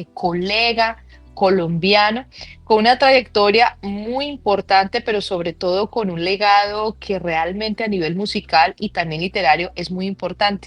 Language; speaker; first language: Spanish; native; Spanish